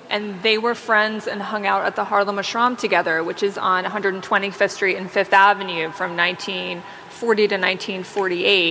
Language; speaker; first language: English; native; English